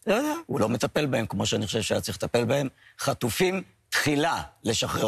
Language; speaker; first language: Hebrew; native; Hebrew